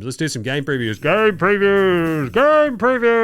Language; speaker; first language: English; native; English